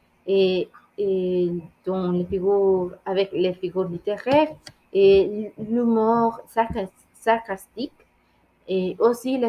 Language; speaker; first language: French; non-native, learner; Spanish